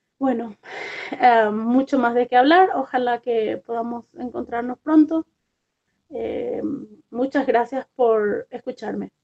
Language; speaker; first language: Spanish; native; Spanish